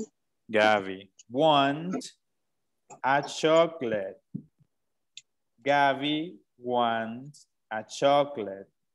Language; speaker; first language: English; non-native, fluent; Spanish